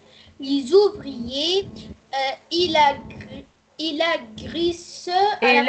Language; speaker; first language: French; non-native, local second language; Arabic